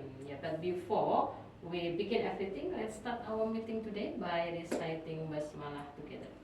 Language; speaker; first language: English; non-native, fluent; Indonesian